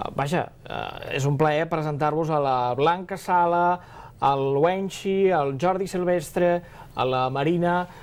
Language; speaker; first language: Catalan; native; Catalan